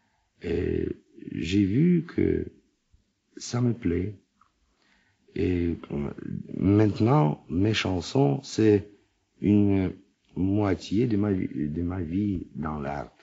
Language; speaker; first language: French; non-native, learner; Russian